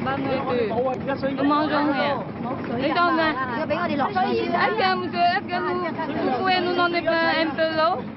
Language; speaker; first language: French; non-native, learner; Vietnamese